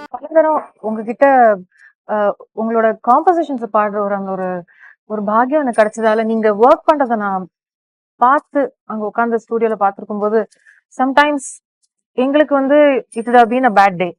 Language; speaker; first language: Tamil; native; Tamil